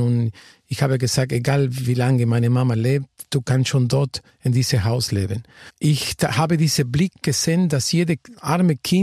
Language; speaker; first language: German; non-native, fluent; Spanish